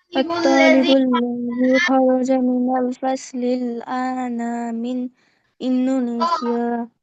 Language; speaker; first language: Arabic; non-native, learner; Bangla